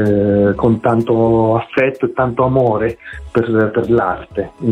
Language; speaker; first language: Italian; native; Italian